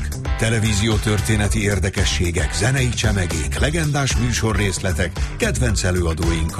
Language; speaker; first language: Hungarian; native; Hungarian